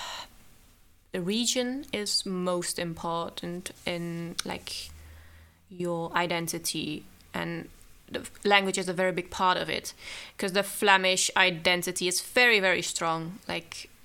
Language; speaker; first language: English; non-native, fluent; Dutch